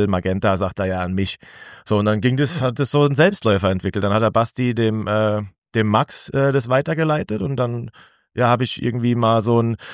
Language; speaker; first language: German; native; German